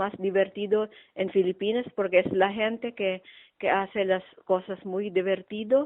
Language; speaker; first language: Spanish; non-native, fluent; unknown